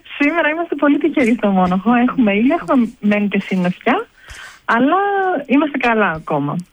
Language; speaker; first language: Greek; early bilingual, heritage; Greek